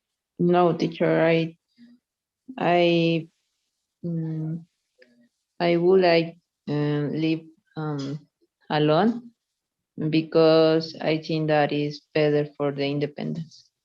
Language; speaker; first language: English; non-native, learner; Spanish